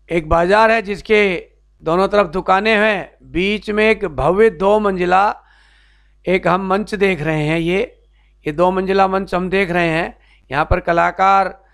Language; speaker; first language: Hindi; native; Hindi